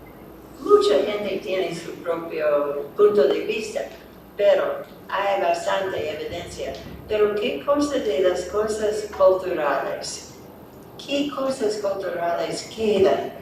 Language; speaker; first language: Spanish; non-native, fluent; English